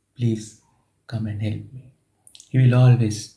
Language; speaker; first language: English; non-native, local second language; Sinhala